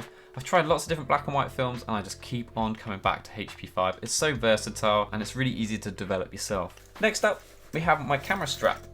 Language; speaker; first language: English; native; English